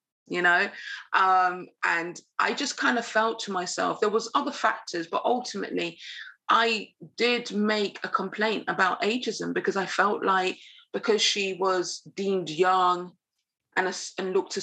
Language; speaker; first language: English; native; English